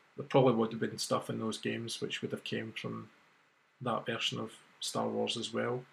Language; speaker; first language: English; native; English